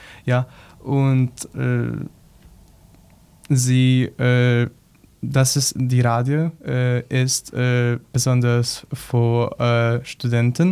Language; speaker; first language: German; non-native, learner; Polish